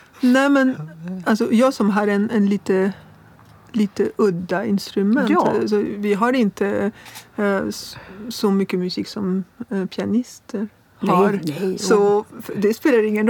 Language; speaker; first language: Swedish; non-native, fluent; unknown